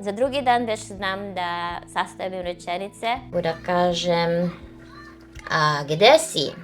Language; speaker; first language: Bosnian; non-native, fluent; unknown